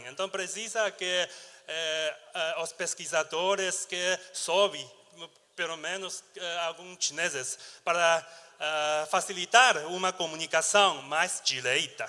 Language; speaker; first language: Portuguese; non-native, learner; Chinese